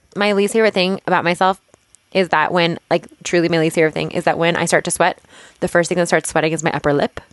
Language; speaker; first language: English; native; English